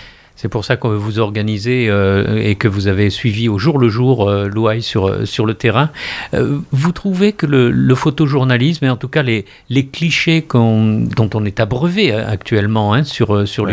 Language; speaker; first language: French; native; French